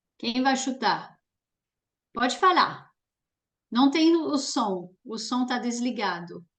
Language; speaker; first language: Portuguese; non-native, fluent; French